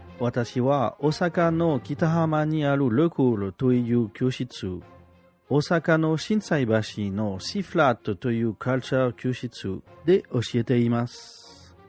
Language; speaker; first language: Japanese; non-native, fluent; French